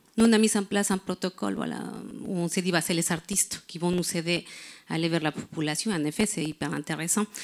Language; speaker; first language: French; non-native, fluent; Spanish